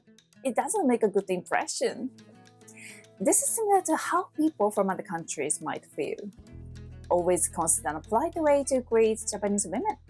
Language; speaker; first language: English; non-native, fluent; Japanese